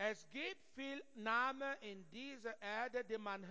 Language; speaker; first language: German; non-native, learner; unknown